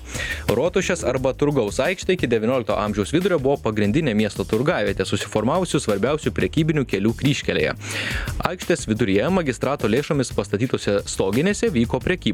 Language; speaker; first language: Lithuanian; native; Lithuanian